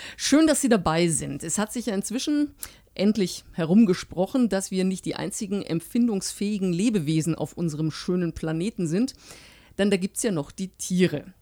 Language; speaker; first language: German; native; German